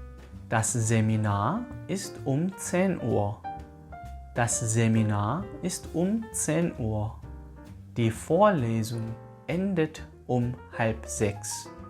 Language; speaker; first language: German; non-native, fluent; Korean